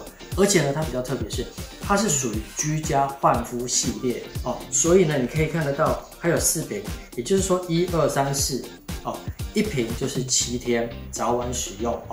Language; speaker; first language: Chinese; native; Chinese